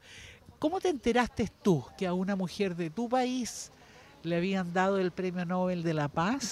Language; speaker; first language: Spanish; native; Spanish